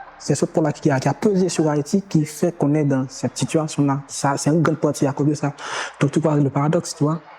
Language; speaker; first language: French; non-native, local second language; Haitian Creole